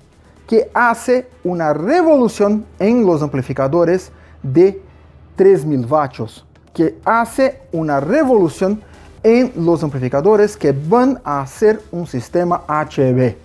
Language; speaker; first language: Spanish; non-native, fluent; Portuguese